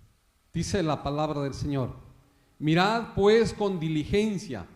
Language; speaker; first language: Spanish; native; Spanish